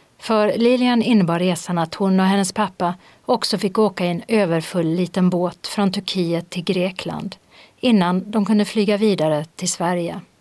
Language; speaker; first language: Swedish; native; Swedish